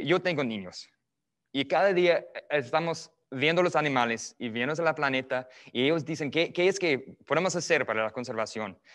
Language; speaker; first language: Spanish; non-native, fluent; English